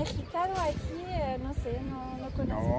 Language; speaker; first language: Spanish; non-native, fluent; French